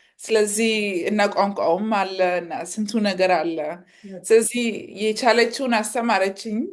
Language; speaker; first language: Amharic; early bilingual, heritage; Amharic